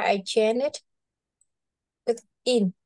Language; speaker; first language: English; non-native, fluent; Vietnamese